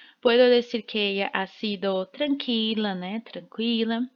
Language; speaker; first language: Spanish; non-native, fluent; Portuguese